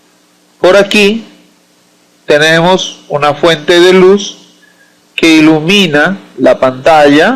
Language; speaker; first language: Spanish; native; Spanish